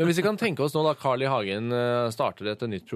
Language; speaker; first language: Norwegian; native; Norwegian